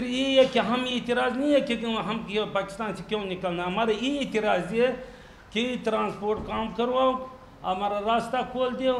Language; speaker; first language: Urdu; non-native, learner; Pashto